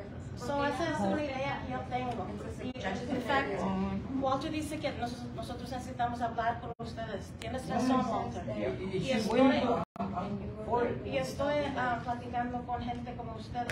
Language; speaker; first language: Spanish; early bilingual, heritage; Spanish